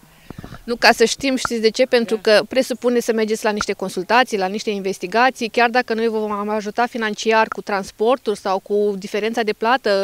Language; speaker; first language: Romanian; native; Romanian